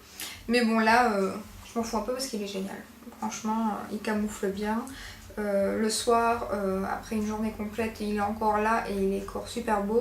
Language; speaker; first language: French; native; French